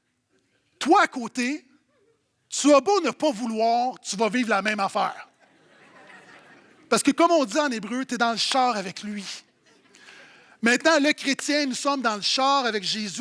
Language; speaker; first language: French; native; French